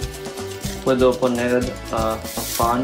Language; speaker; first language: Spanish; non-native, learner; English